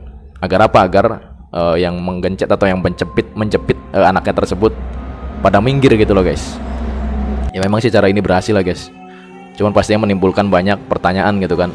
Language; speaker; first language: Indonesian; native; Indonesian